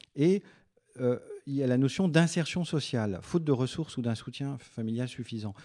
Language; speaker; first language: French; native; French